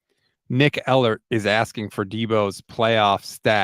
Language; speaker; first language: English; native; English